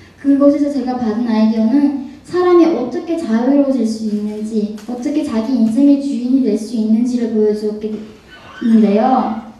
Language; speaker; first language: Korean; native; Korean